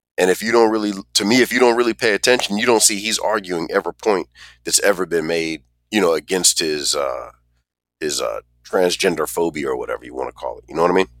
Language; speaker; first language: English; native; English